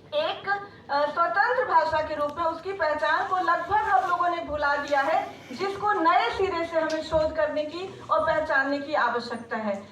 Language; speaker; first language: Hindi; non-native, local second language; Maithili